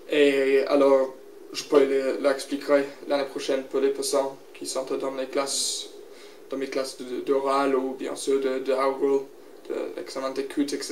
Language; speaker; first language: French; non-native, learner; English